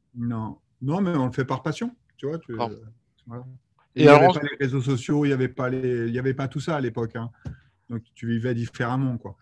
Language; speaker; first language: French; native; French